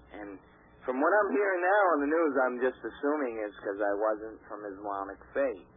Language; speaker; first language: English; native; English